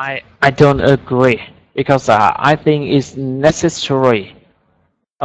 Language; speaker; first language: English; non-native, learner; Vietnamese